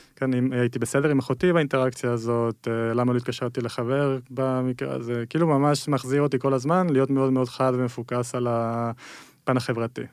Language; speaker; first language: Hebrew; early bilingual, other home language; Spanish